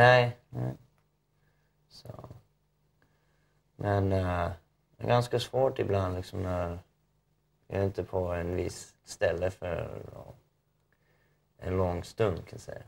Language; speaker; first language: Swedish; non-native, fluent; English